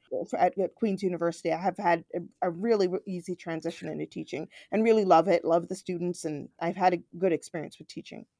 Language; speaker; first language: English; native; English